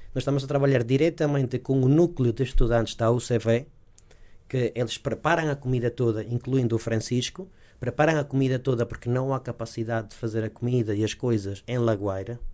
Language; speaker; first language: Portuguese; early bilingual, heritage; Portuguese